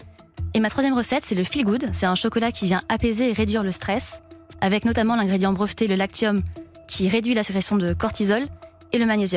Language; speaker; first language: French; native; French